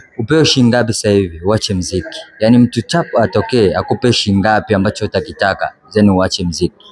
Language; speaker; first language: Swahili; native; Swahili